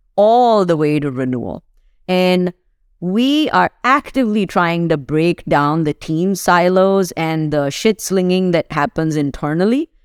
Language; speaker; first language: English; non-native, local second language; Urdu